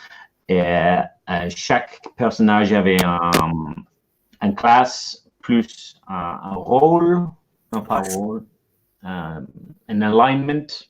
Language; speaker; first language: French; non-native, learner; English